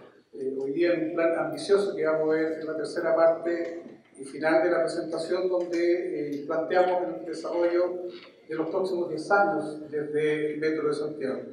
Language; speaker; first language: Spanish; native; Spanish